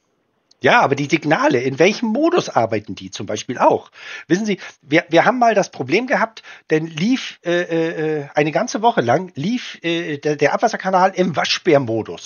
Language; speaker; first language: German; native; German